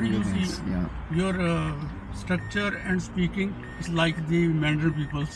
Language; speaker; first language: English; non-native, learner; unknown